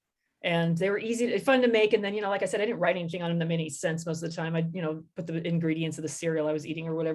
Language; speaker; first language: English; native; English